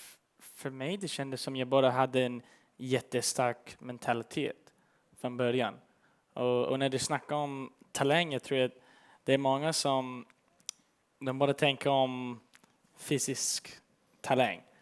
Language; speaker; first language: Swedish; early bilingual, heritage; English